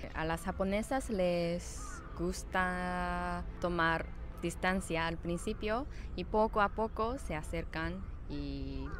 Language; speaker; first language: Spanish; non-native, fluent; Japanese